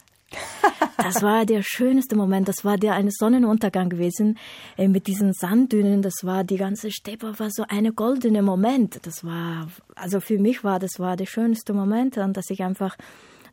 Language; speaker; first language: German; non-native, fluent; Mongolian